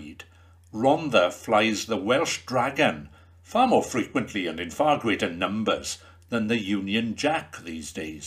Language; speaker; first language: English; native; English